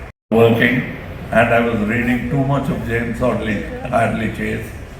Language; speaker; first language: English; non-native, local second language; Tamil